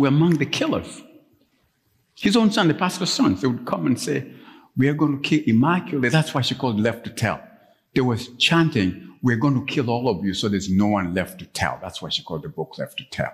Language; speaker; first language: English; non-native, local second language; Ganda